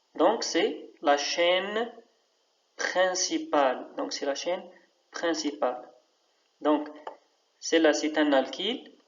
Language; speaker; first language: French; non-native, local second language; Arabic